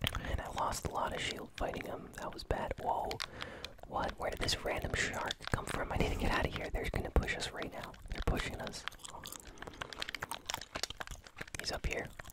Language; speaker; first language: English; native; English